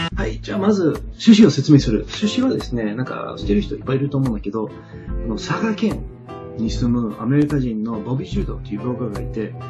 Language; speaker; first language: Japanese; non-native, fluent; English